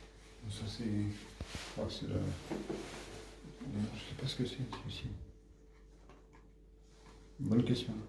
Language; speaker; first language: French; native; French